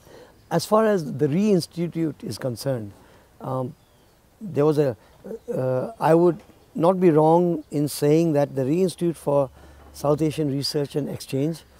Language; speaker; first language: English; non-native, local second language; Nepali